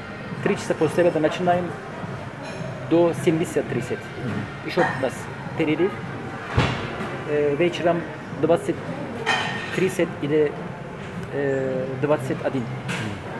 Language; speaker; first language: Russian; non-native, local second language; Turkish